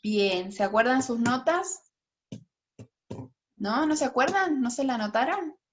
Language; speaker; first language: Spanish; native; Spanish